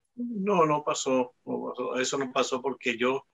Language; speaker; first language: Spanish; native; Spanish